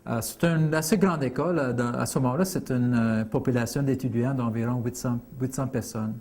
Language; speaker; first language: French; non-native, fluent; English